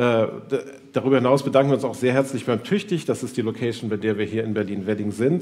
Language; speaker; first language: German; native; German